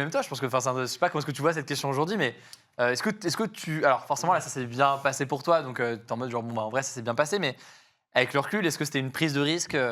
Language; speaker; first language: French; native; French